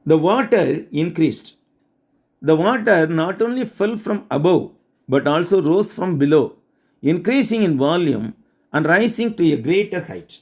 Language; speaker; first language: English; non-native, local second language; Tamil